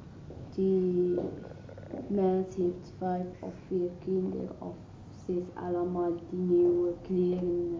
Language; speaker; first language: Dutch; non-native, learner; Arabic